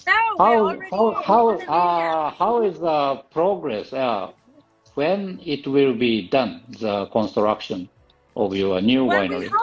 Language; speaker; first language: English; non-native, learner; Japanese